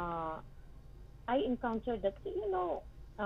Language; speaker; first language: English; non-native, local second language; Hiligaynon